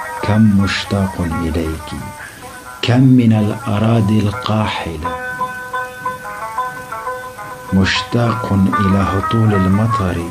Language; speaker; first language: Arabic; non-native, local second language; Kurdish